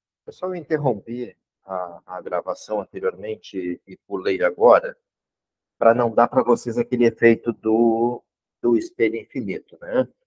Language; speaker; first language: Portuguese; native; Portuguese